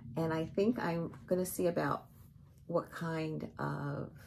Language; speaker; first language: English; native; English